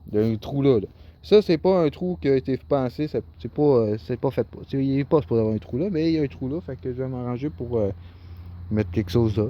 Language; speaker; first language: French; native; French